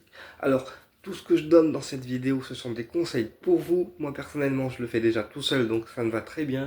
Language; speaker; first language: French; native; French